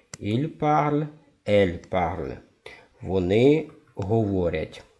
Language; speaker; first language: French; non-native, fluent; Ukrainian